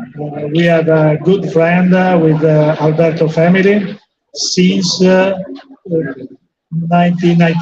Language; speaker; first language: English; non-native, fluent; Italian